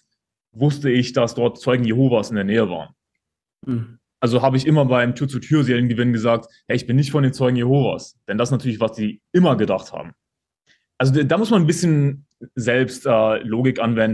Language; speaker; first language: German; native; German